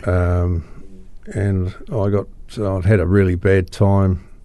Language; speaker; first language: English; native; English